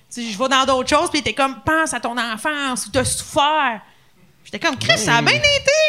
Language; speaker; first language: French; native; French